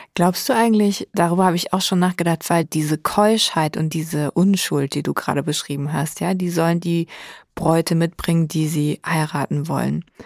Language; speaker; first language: German; native; German